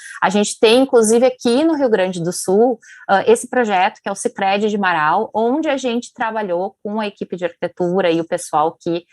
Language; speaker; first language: Portuguese; native; Portuguese